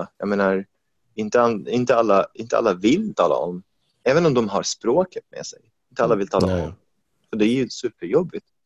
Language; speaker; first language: Swedish; non-native, fluent; Arabic